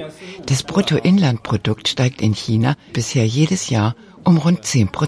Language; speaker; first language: German; native; German